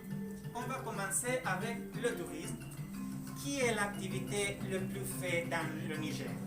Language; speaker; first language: French; non-native, learner; Spanish